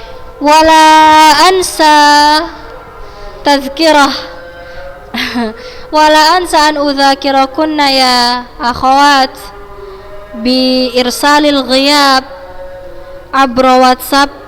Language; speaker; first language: Arabic; non-native, fluent; Indonesian